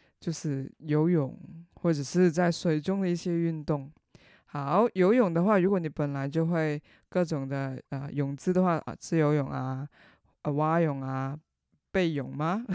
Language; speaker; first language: Chinese; non-native, local second language; Cantonese